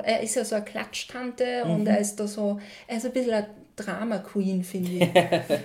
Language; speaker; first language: German; native; German